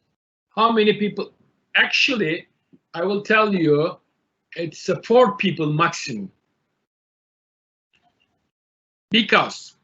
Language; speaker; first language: English; non-native, learner; Turkish